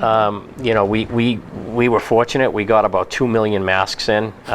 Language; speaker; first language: English; native; English